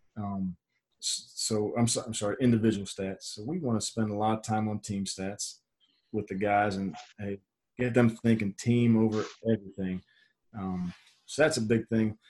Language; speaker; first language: English; native; English